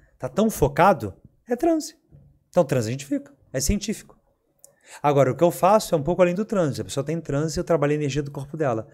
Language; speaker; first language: Portuguese; native; Portuguese